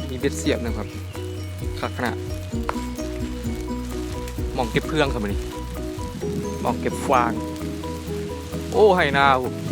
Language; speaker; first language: Thai; non-native, local second language; Northeastern Thai